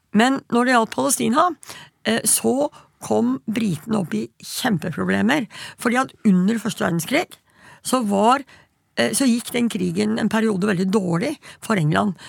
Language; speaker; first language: Norwegian; native; Norwegian